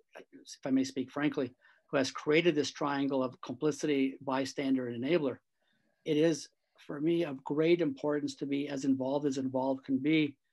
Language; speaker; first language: English; native; English